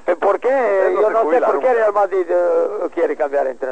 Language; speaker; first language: Spanish; non-native, learner; Serbian